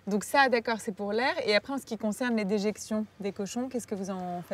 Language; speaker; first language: French; native; French